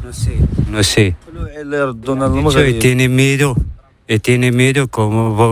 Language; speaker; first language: Spanish; non-native, learner; Arabic